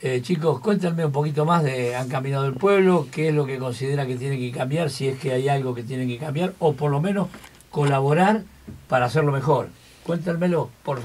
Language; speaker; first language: Spanish; native; Spanish